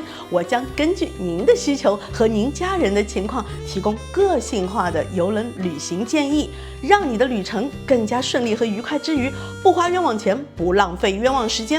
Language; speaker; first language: Chinese; native; Chinese